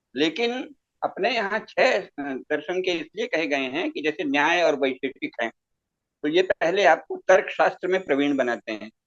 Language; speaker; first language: Hindi; native; Hindi